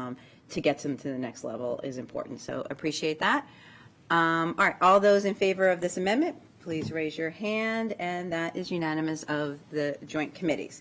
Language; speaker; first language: English; native; English